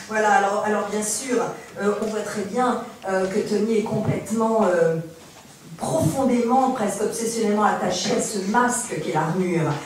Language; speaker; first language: French; native; French